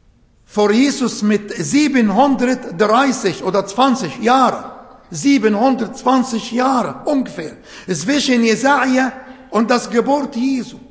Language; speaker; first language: German; non-native, fluent; Arabic